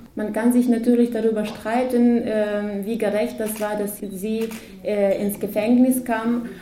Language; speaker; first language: German; non-native, fluent; Ukrainian